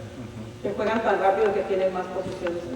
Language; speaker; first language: Spanish; native; Spanish